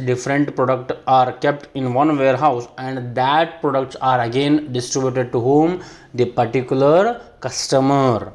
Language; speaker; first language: English; non-native, local second language; Kannada